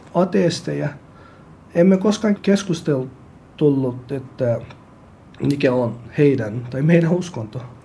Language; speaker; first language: Finnish; non-native, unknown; Uyghur